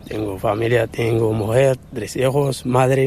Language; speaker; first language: Spanish; non-native, learner; Arabic